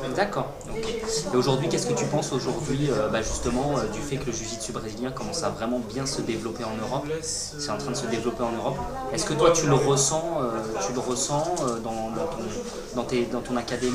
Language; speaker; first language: French; native; French